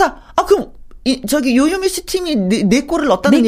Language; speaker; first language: Korean; native; Korean